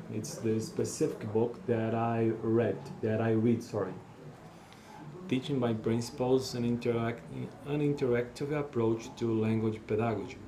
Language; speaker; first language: English; non-native, learner; Portuguese